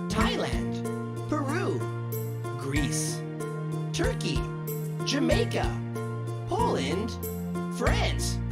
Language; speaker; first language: English; non-native, learner; Korean